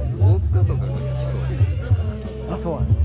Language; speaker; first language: Japanese; native; Japanese